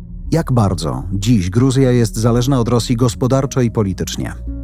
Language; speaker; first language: Polish; native; Polish